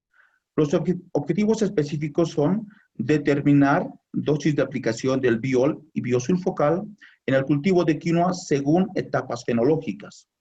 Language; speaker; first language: Spanish; native; Spanish